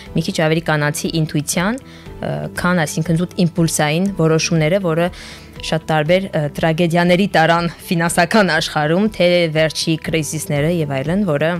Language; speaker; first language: Armenian; early bilingual, heritage; French